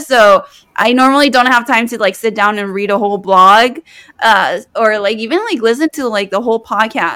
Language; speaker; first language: English; early bilingual, other home language; Spanish